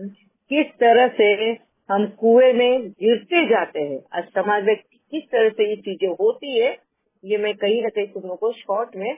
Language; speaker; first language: Hindi; native; Hindi